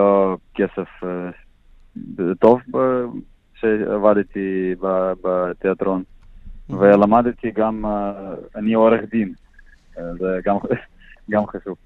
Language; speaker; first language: Hebrew; non-native, learner; Russian